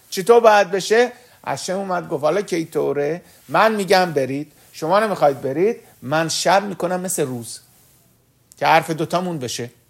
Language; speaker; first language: Persian; early bilingual, heritage; Persian